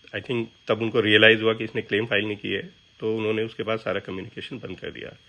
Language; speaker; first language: Hindi; native; Hindi